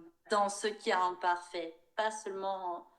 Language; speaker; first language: French; non-native, fluent; Portuguese